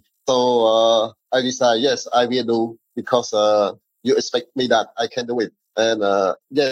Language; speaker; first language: English; non-native, learner; Khmer